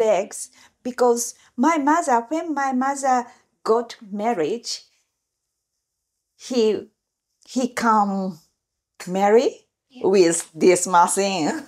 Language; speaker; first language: English; non-native, learner; Japanese